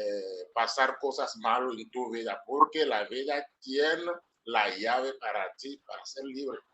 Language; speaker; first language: Spanish; non-native, learner; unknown